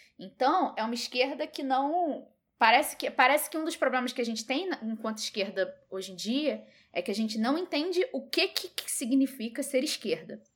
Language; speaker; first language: Portuguese; native; Portuguese